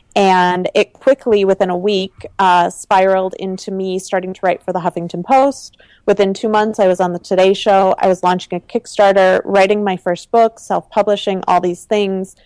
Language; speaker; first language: English; native; English